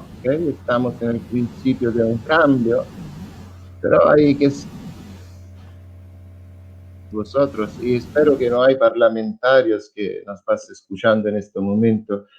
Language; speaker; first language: Spanish; non-native, fluent; Italian